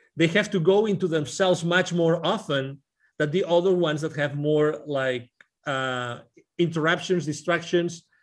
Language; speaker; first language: English; non-native, fluent; Spanish